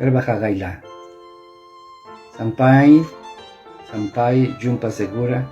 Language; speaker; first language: Indonesian; non-native, learner; Spanish